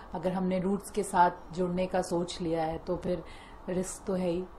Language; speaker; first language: Hindi; native; Hindi